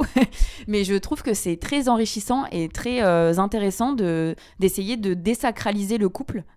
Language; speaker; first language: French; native; French